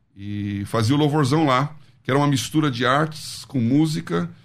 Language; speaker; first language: Portuguese; native; Portuguese